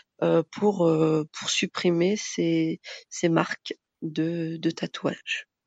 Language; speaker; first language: French; early bilingual, other home language; Arabic